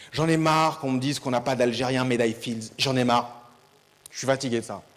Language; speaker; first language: French; early bilingual, other home language; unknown